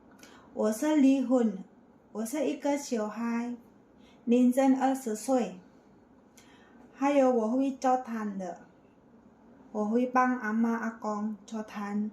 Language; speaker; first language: Chinese; non-native, learner; Indonesian